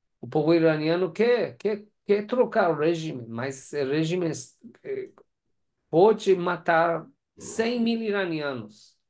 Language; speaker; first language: Portuguese; non-native, learner; Persian